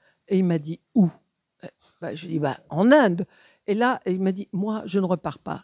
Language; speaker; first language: French; native; French